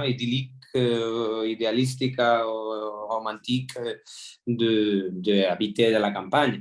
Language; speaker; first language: French; non-native, fluent; Spanish